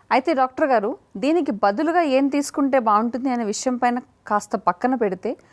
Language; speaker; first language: Telugu; native; Telugu